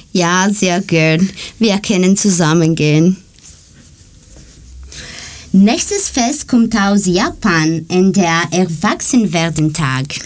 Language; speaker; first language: German; non-native, learner; Greek